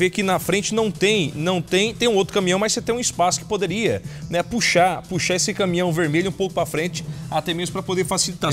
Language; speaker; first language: Portuguese; native; Portuguese